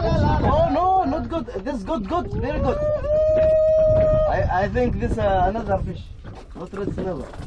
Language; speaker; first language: English; non-native, learner; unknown